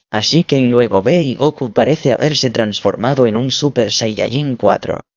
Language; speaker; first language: Spanish; non-native, fluent; English